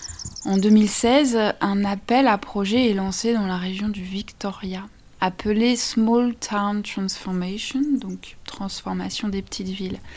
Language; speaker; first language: French; native; French